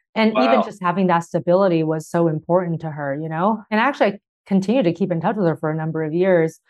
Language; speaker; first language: English; early bilingual, other home language; Chinese